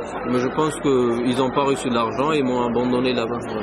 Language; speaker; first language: French; non-native, fluent; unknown